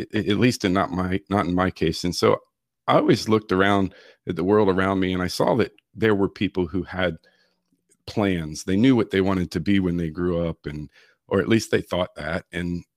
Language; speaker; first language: English; native; English